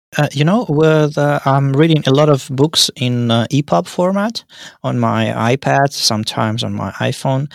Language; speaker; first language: English; non-native, fluent; Russian